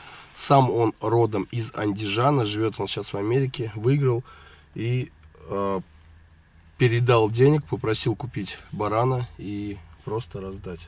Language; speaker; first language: Russian; native; Russian